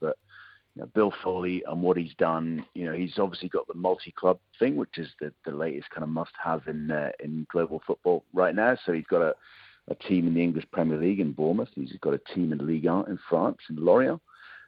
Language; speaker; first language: English; native; English